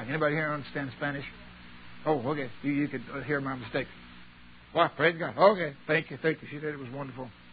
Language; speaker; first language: English; native; English